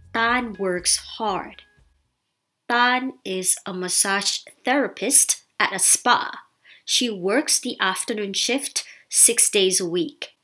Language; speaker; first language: English; non-native, fluent; Thai